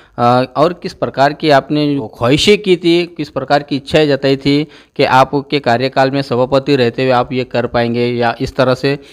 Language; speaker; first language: Hindi; native; Hindi